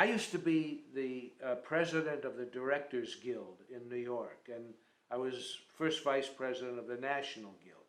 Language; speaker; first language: English; native; English